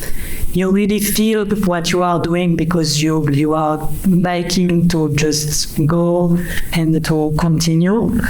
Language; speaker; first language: English; non-native, fluent; French